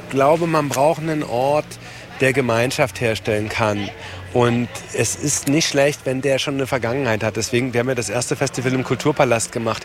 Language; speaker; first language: German; native; German